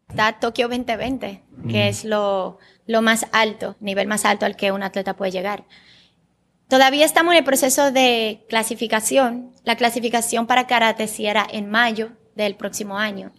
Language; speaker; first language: Spanish; early bilingual, other home language; Bulgarian